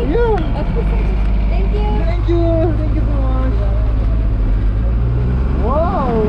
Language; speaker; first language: English; non-native, learner; Korean